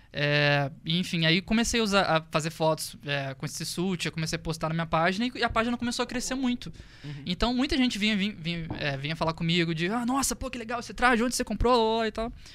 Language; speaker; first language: Portuguese; native; Portuguese